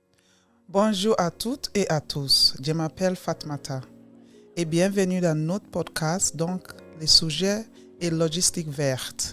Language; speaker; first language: French; non-native, learner; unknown